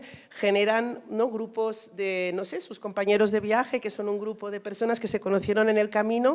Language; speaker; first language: Spanish; native; Spanish